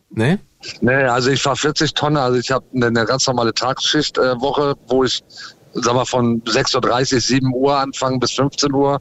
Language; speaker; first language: German; early bilingual, other home language; English